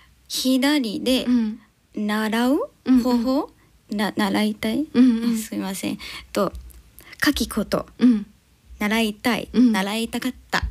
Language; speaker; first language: Japanese; non-native, learner; English